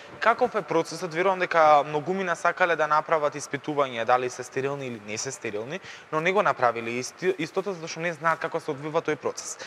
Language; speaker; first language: Macedonian; native; Macedonian